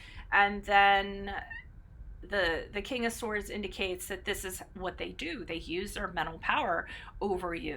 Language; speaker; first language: English; native; English